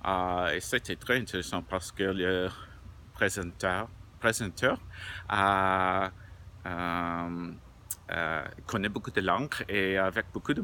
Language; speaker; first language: French; non-native, learner; English